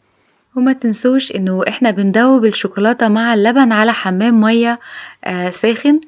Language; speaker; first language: Arabic; native; Arabic